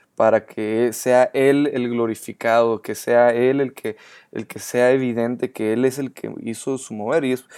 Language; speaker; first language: Spanish; native; Spanish